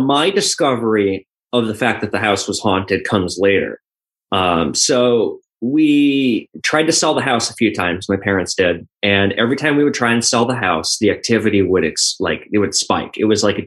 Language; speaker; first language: English; native; English